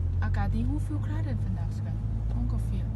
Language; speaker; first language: Dutch; non-native, learner; Thai